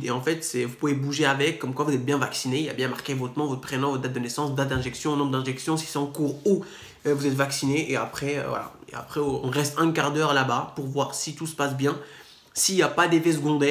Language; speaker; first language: French; native; French